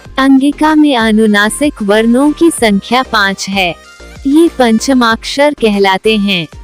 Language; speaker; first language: Hindi; non-native, local second language; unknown